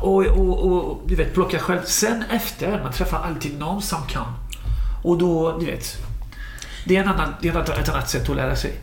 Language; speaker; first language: Swedish; non-native, fluent; French